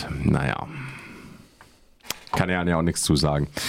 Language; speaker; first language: German; native; German